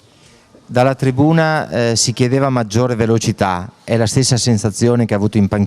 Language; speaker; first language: Italian; native; Italian